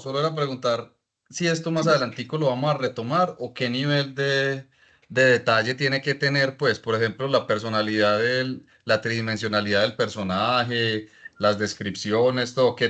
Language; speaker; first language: Spanish; native; Spanish